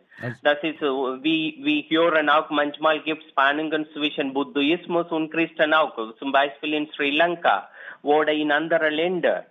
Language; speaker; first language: German; non-native, learner; Tamil